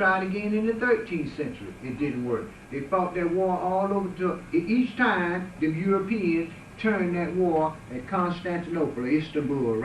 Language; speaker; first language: English; native; English